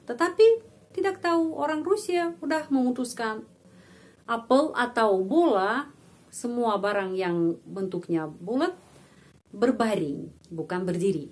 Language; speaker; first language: Indonesian; non-native, fluent; Russian